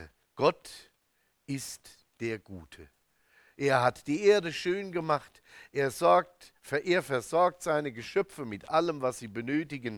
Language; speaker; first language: German; native; German